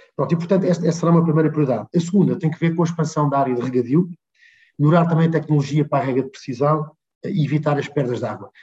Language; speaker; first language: Portuguese; native; Portuguese